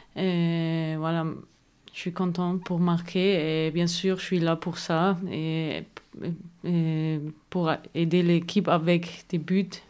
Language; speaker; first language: French; non-native, learner; German